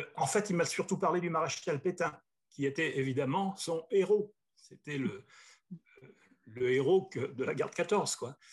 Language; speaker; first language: French; native; French